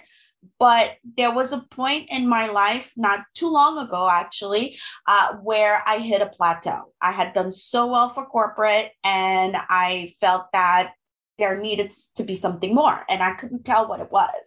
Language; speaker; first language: English; non-native, fluent; French